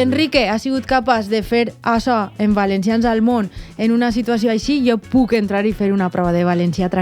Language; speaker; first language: Catalan; native; Catalan